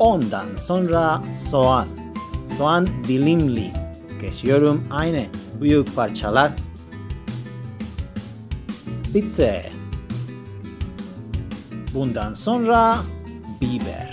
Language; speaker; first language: Turkish; non-native, learner; Spanish